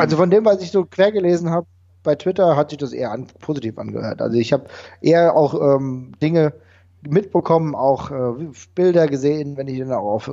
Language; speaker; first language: German; native; German